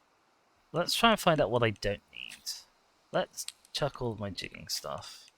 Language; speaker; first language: English; native; English